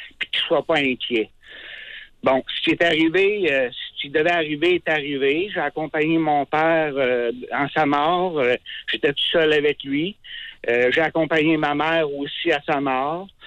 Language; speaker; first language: French; native; French